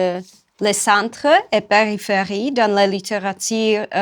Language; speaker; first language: French; non-native, fluent; Czech